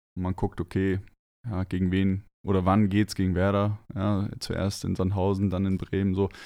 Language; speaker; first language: German; native; German